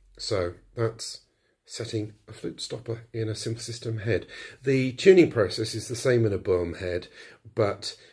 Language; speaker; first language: English; native; English